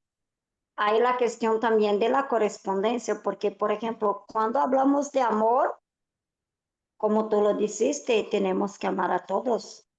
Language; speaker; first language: Spanish; non-native, fluent; Portuguese